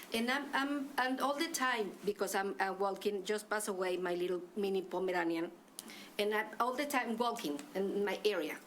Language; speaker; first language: English; non-native, learner; Spanish